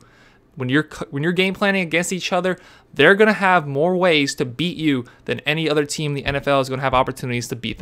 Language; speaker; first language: English; native; English